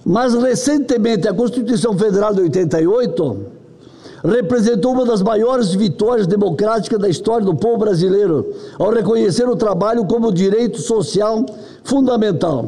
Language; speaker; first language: Portuguese; native; Portuguese